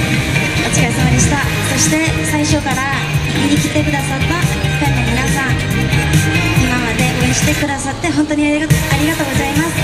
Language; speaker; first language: Japanese; non-native, fluent; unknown